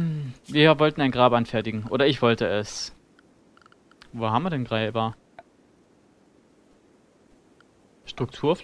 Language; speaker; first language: German; native; German